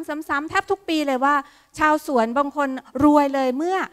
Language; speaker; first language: Thai; native; Thai